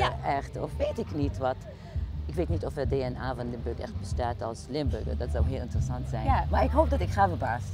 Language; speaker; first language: Dutch; non-native, fluent; Arabic